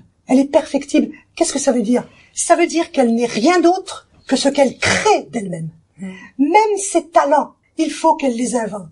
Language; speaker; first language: French; native; French